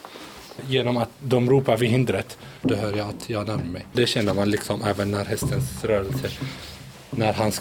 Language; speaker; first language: Swedish; early bilingual, other home language; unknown